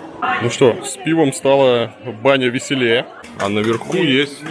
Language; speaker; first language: Russian; native; Russian